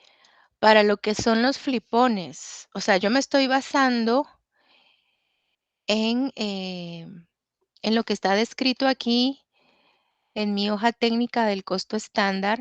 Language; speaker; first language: Spanish; native; Spanish